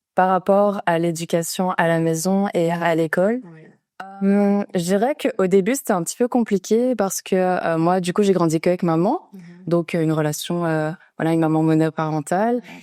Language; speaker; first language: French; early bilingual, other home language; Portuguese